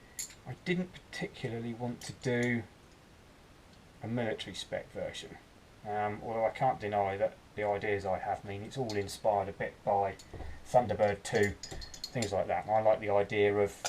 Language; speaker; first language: English; native; English